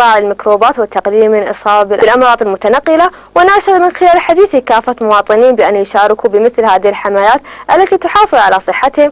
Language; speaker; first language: Arabic; non-native, local second language; Somali